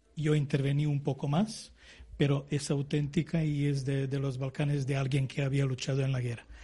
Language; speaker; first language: Spanish; non-native, learner; Serbian